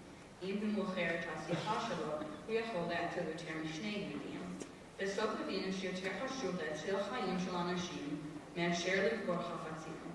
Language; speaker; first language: Hebrew; non-native, learner; English